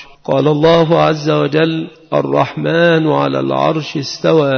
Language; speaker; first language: Arabic; native; Arabic